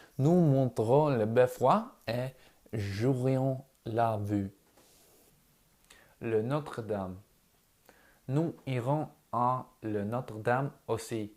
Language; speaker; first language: French; non-native, learner; Norwegian